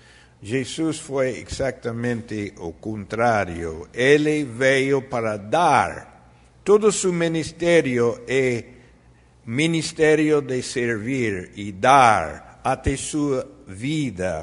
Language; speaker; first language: Portuguese; non-native, fluent; Spanish